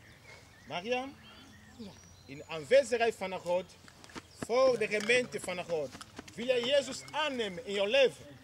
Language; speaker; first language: Dutch; non-native, learner; Portuguese